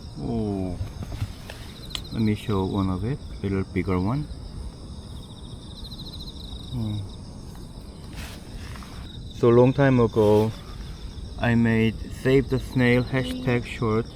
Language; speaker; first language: English; non-native, learner; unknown